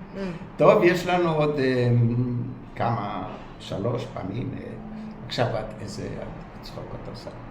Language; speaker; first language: Hebrew; non-native, learner; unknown